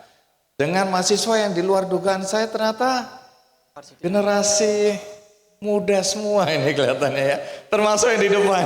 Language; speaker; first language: Indonesian; native; Indonesian